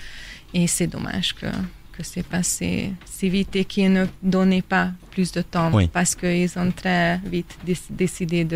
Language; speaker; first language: French; non-native, fluent; Hungarian